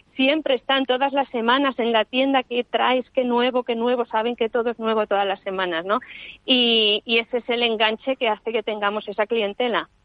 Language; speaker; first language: Spanish; native; Spanish